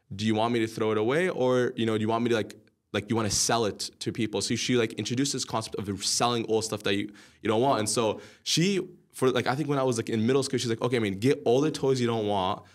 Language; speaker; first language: English; early bilingual, other home language; Arabic